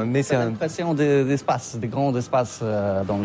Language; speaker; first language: French; non-native, learner; Polish